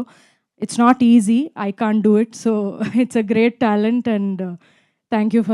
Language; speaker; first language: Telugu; non-native, fluent; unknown